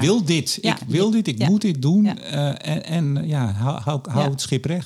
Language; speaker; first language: Dutch; native; Dutch